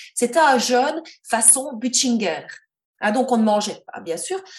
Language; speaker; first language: French; native; French